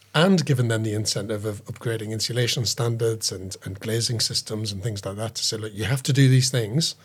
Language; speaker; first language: English; native; English